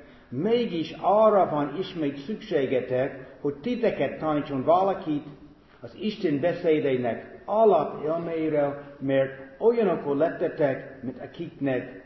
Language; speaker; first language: Hungarian; non-native, fluent; English